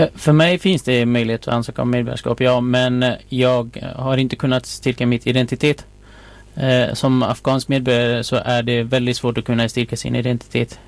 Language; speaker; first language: Swedish; non-native, fluent; Persian